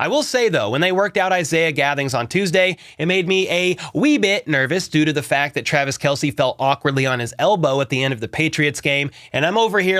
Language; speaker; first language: English; native; English